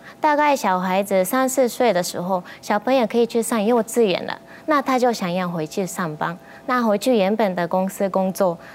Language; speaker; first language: Chinese; non-native, fluent; Japanese